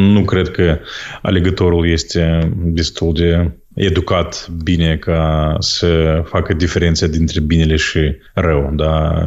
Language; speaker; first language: Romanian; non-native, local second language; Gagauz